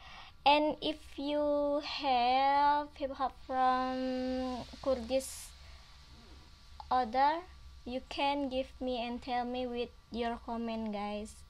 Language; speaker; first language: English; non-native, learner; Indonesian